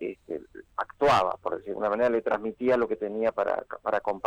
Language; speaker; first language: Spanish; native; Spanish